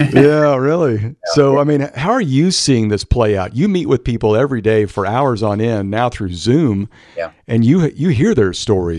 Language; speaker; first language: English; native; English